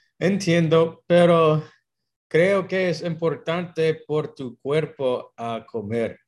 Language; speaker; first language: Spanish; non-native, learner; English